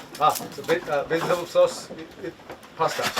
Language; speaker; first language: English; non-native, learner; Korean